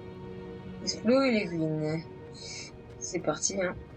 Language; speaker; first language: French; native; French